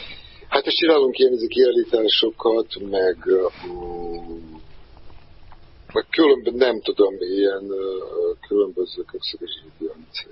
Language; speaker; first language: Hungarian; non-native, fluent; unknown